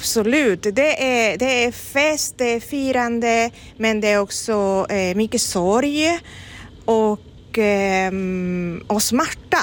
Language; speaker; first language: Swedish; non-native, fluent; Spanish